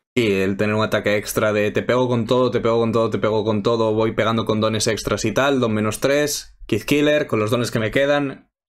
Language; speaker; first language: Spanish; native; Spanish